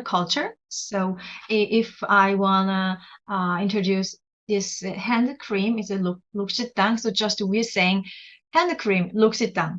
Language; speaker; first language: English; non-native, learner; Korean